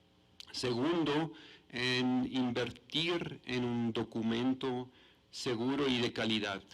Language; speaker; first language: Spanish; non-native, fluent; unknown